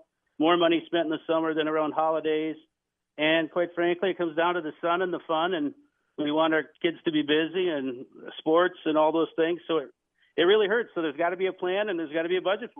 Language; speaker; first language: English; native; English